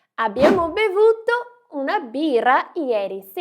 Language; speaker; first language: Italian; non-native, fluent; Portuguese